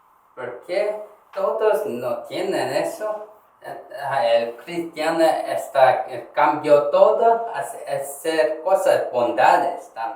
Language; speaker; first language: Spanish; non-native, learner; Korean